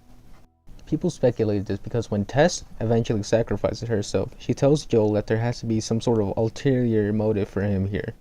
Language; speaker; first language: English; native; English